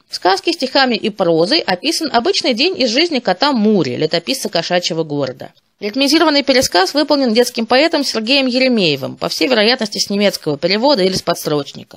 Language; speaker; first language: Russian; native; Russian